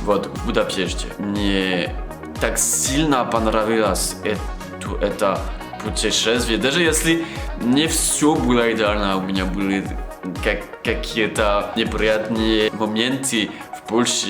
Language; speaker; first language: Russian; non-native, learner; French